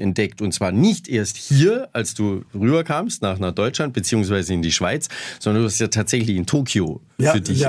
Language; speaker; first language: German; native; German